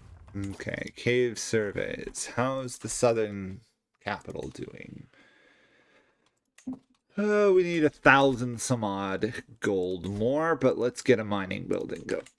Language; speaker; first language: English; native; English